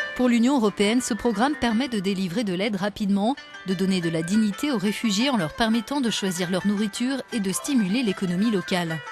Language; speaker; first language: French; native; French